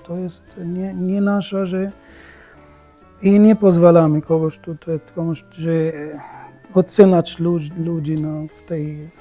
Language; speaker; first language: Polish; non-native, learner; Arabic